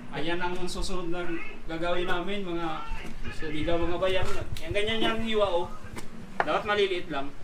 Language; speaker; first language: Filipino; non-native, local second language; Cebuano